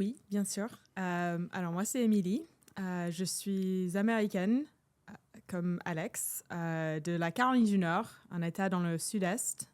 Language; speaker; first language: French; non-native, fluent; English